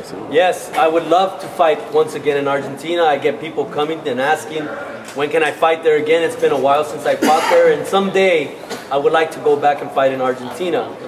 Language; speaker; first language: English; early bilingual, other home language; Spanish